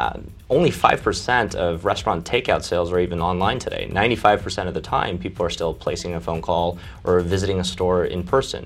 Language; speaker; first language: English; early bilingual, other home language; Chinese